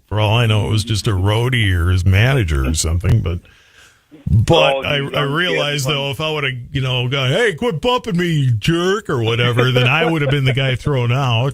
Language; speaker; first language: English; native; English